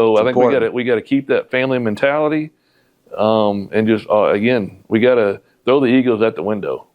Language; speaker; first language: English; native; English